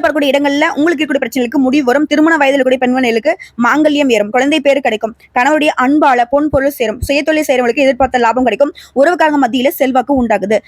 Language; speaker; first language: Tamil; native; Tamil